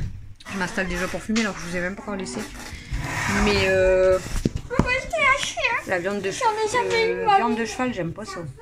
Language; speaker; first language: French; native; French